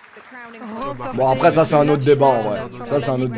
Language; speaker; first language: French; native; French